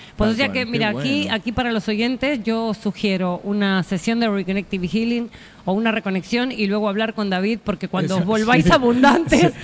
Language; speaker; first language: Spanish; native; Spanish